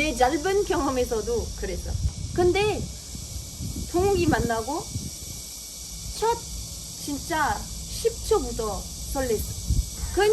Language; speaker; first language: Korean; non-native, fluent; French